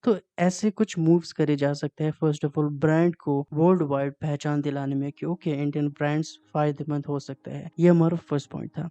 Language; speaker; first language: Hindi; native; Hindi